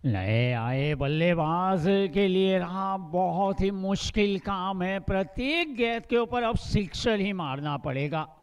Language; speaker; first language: Hindi; non-native, local second language; Gujarati